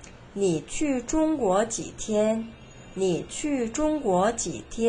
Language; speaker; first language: Chinese; non-native, fluent; Korean